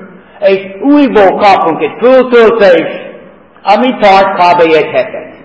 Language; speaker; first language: Hungarian; non-native, fluent; English